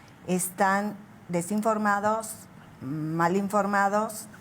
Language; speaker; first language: Spanish; native; Spanish